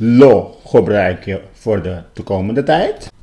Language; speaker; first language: Dutch; non-native, local second language; Papiamento